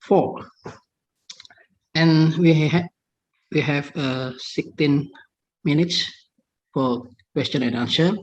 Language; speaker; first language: English; non-native, fluent; Indonesian